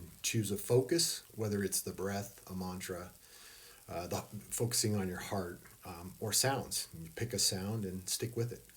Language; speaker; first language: English; native; English